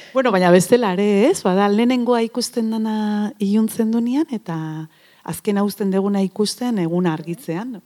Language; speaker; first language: Basque; native; Basque